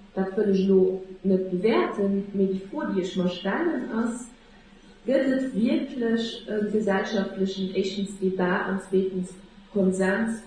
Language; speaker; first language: Luxembourgish; native; Luxembourgish